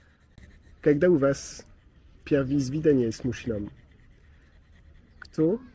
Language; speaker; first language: Russian; non-native, learner; French